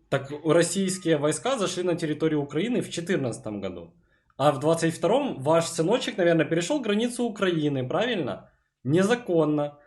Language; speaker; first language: Russian; native; Russian